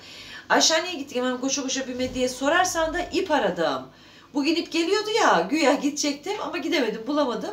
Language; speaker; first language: Turkish; native; Turkish